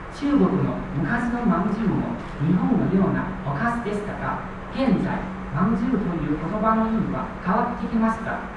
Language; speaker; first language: Japanese; non-native, fluent; Chinese